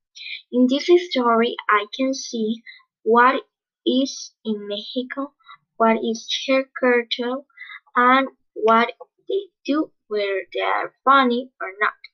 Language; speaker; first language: English; non-native, learner; Spanish